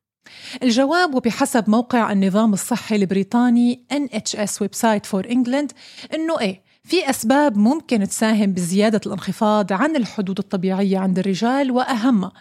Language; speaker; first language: Arabic; native; Arabic